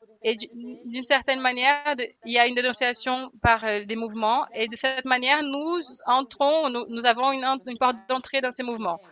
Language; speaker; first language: French; non-native, fluent; Portuguese